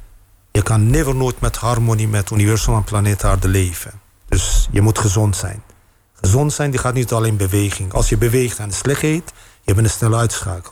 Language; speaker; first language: Dutch; non-native, fluent; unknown